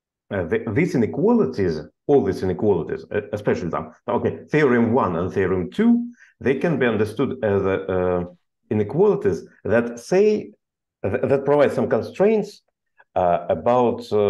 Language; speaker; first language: English; non-native, fluent; Russian